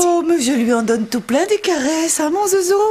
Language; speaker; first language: French; native; French